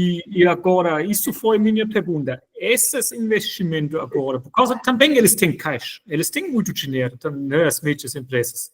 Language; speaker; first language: Portuguese; non-native, fluent; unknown